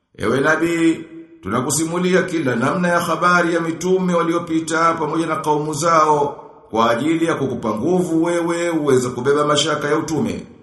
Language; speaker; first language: Swahili; native; Swahili